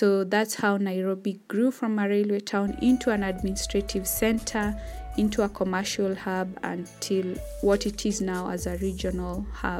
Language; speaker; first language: English; non-native, local second language; Kikuyu